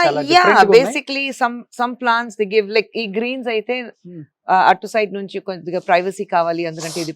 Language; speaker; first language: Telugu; non-native, local second language; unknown